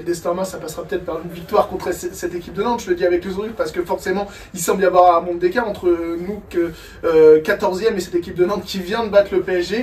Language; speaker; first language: French; native; French